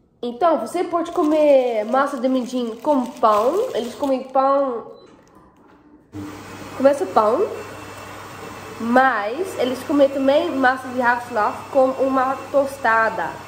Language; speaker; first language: Portuguese; non-native, learner; Dutch